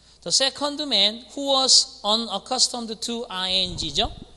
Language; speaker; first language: English; non-native, fluent; Korean